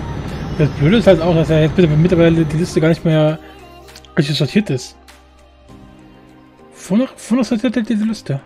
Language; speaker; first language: German; native; German